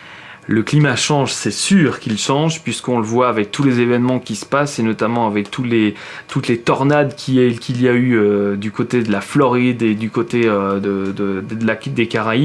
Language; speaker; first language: French; native; French